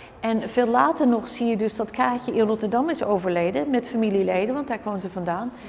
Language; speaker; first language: Dutch; native; Dutch